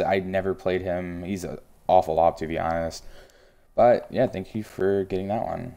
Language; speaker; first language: English; native; English